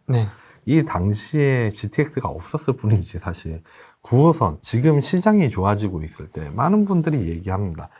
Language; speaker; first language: Korean; native; Korean